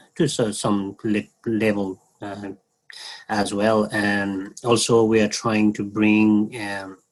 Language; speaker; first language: English; non-native, local second language; Nepali